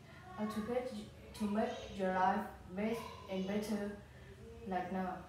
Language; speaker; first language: English; non-native, learner; Vietnamese